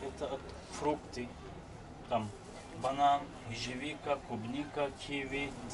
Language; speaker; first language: Russian; non-native, learner; Turkish